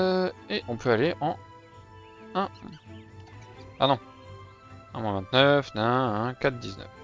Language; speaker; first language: French; native; French